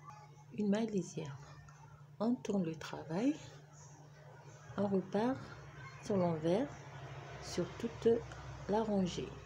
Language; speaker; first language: French; native; French